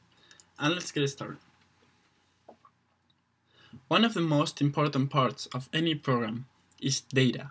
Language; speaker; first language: English; non-native, fluent; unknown